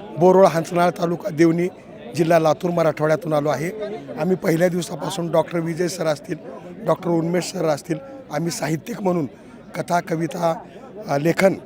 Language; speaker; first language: Marathi; native; Marathi